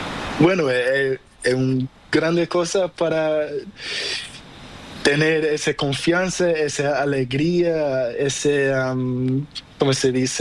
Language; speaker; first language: Spanish; non-native, learner; Portuguese